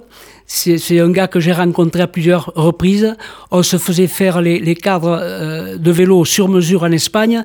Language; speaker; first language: French; native; French